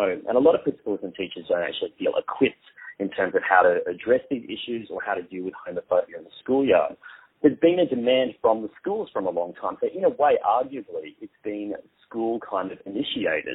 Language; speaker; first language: English; native; English